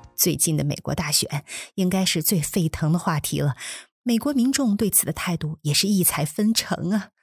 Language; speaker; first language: Chinese; native; Chinese